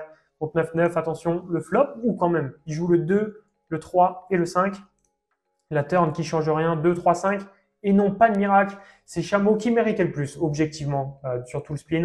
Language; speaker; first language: French; native; French